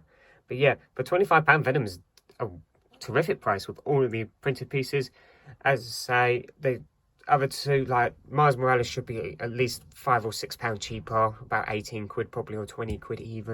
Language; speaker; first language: English; native; English